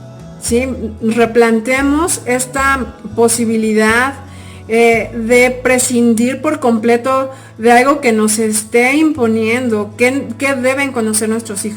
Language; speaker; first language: Spanish; native; Spanish